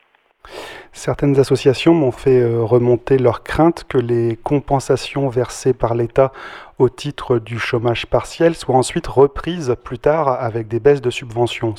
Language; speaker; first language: French; native; French